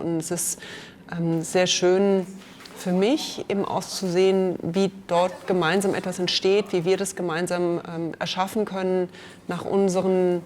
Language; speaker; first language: German; native; German